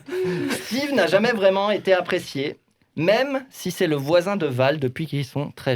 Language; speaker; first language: French; native; French